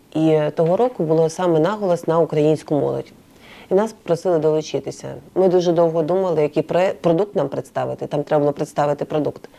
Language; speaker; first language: Ukrainian; native; Ukrainian